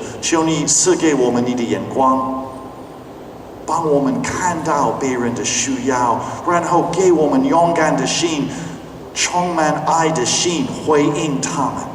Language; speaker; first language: Chinese; non-native, fluent; English